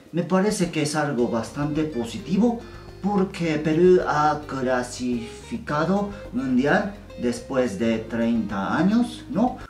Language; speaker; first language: Spanish; non-native, learner; Japanese